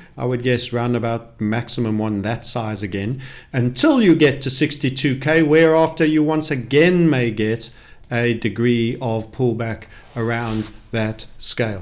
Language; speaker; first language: English; native; English